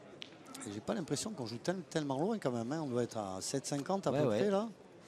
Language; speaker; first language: French; native; French